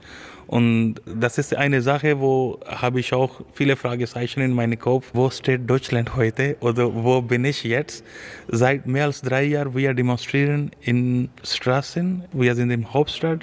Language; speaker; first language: German; non-native, fluent; Urdu